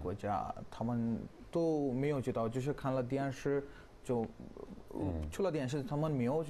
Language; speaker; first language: Chinese; non-native, learner; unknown